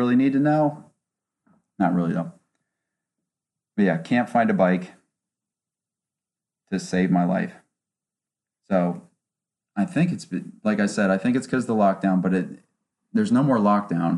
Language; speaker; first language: English; native; English